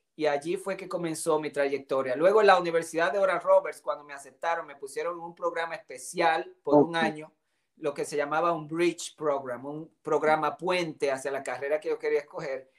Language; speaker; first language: Spanish; native; Spanish